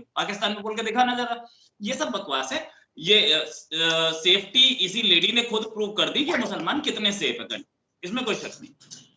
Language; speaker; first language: Hindi; native; Hindi